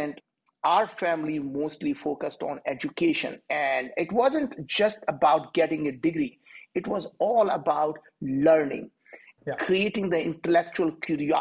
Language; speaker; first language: English; non-native, local second language; Hindi